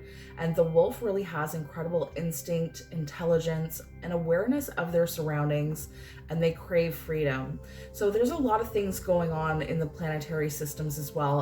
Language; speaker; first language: English; native; English